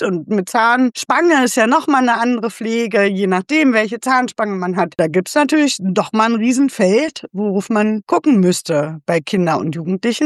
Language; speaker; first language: German; native; German